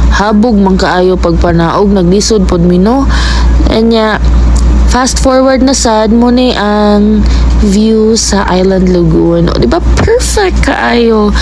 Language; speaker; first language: Filipino; non-native, local second language; Cebuano